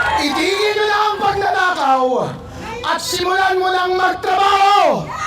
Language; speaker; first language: Filipino; non-native, local second language; Iloko